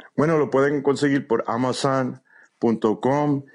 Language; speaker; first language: Spanish; early bilingual, heritage; Spanish